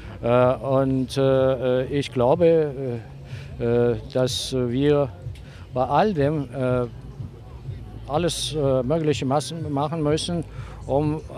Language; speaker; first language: German; non-native, fluent; Russian